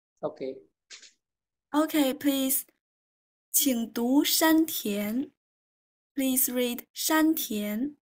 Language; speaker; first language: English; non-native, fluent; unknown